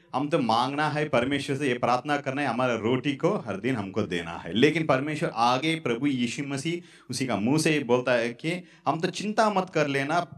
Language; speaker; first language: Hindi; non-native, local second language; Tamil